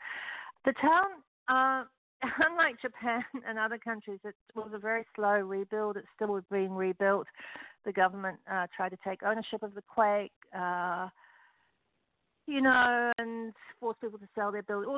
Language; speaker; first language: English; native; English